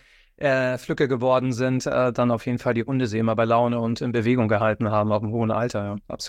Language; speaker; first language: German; native; German